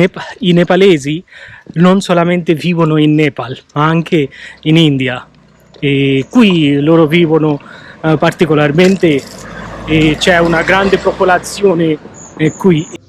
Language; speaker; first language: Italian; non-native, fluent; Bangla